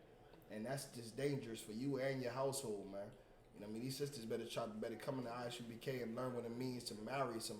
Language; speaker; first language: English; native; English